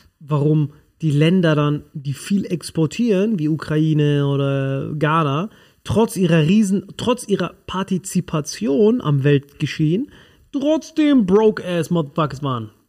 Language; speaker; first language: German; non-native, fluent; Spanish